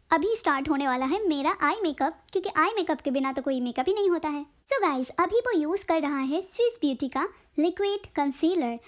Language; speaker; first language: Hindi; non-native, local second language; Bangla